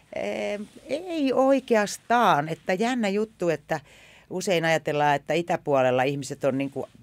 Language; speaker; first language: Finnish; native; Finnish